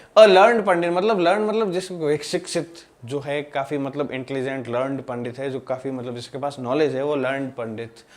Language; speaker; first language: Hindi; non-native, local second language; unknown